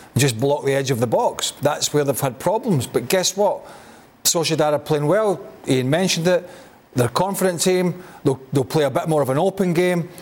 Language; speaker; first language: English; native; English